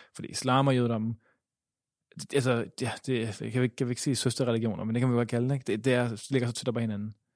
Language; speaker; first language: Danish; native; Danish